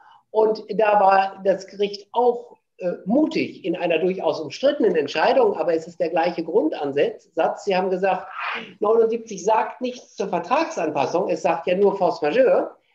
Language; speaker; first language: German; native; German